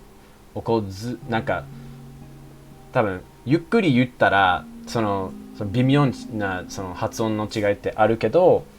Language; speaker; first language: Japanese; non-native, fluent; English